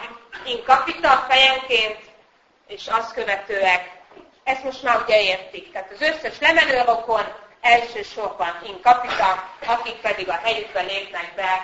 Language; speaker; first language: Hungarian; native; Hungarian